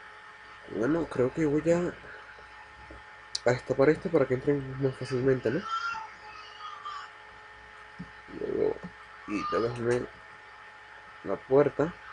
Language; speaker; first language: Spanish; native; Spanish